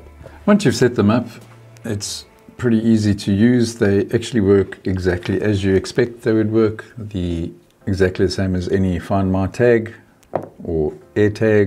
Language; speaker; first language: English; native; English